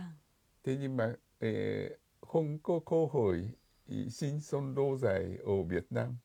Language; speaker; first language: Vietnamese; non-native, fluent; Japanese